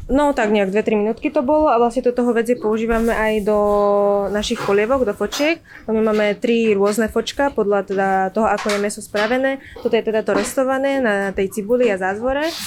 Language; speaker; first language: Slovak; early bilingual, other home language; Vietnamese